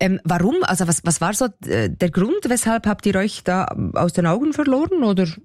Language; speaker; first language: German; native; German